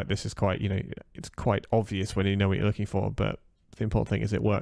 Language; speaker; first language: English; native; English